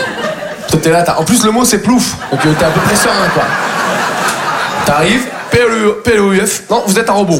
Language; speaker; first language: French; native; French